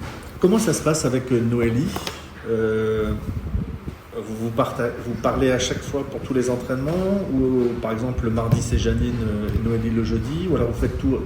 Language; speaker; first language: French; native; French